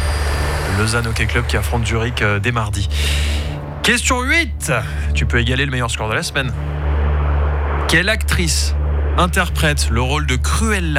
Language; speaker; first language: French; native; French